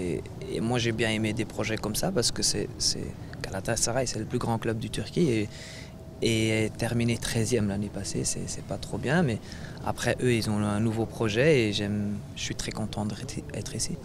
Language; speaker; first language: French; non-native, fluent; Dutch